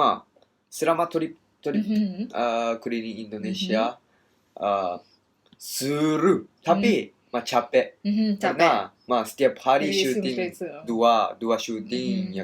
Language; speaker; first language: Indonesian; non-native, learner; Japanese